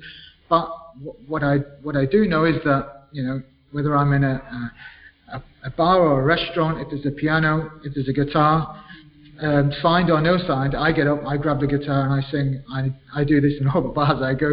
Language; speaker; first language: English; native; English